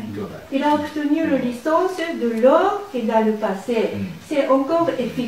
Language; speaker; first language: French; non-native, learner; Japanese